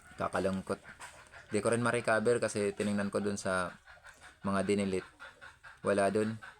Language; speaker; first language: Filipino; non-native, local second language; Cebuano